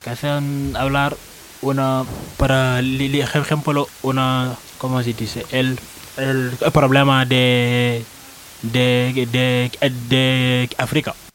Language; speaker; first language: Spanish; non-native, learner; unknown